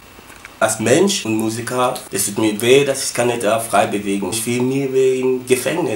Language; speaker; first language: German; early bilingual, other home language; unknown